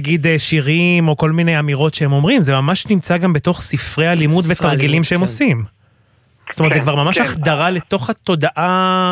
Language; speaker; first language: Hebrew; non-native, local second language; Arabic